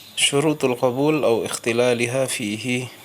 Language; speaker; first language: Arabic; non-native, fluent; Indonesian